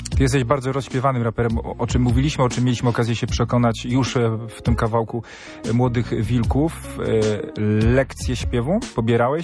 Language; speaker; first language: Polish; native; Polish